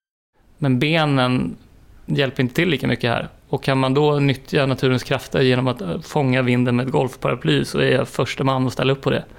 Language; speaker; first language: Swedish; native; Swedish